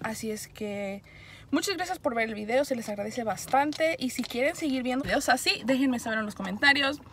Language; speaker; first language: Spanish; early bilingual, heritage; Spanish